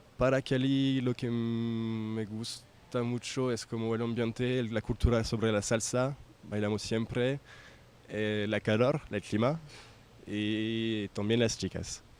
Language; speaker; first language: Spanish; non-native, fluent; French